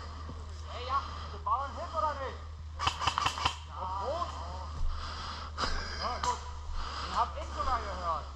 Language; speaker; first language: German; native; German